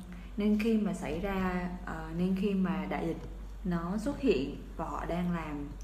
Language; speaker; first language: Vietnamese; native; Vietnamese